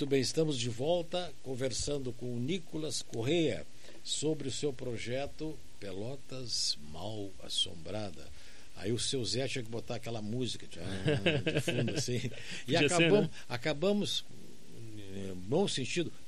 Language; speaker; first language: Portuguese; native; Portuguese